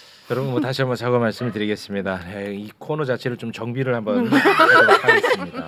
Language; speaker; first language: Korean; native; Korean